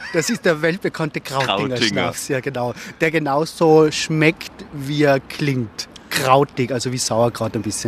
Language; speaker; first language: German; native; German